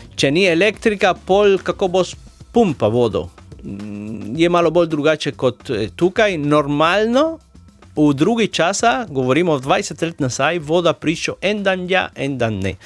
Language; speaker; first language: Slovenian; non-native, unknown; Spanish